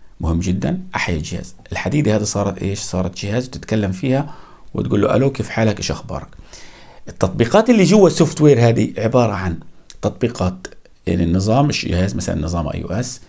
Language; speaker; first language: Arabic; native; Arabic